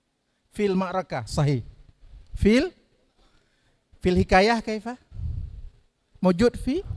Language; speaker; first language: Arabic; non-native, learner; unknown